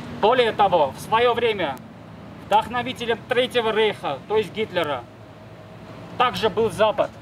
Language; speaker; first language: Russian; non-native, local second language; Armenian